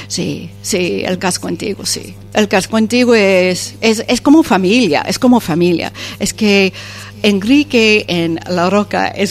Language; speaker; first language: Spanish; non-native, fluent; English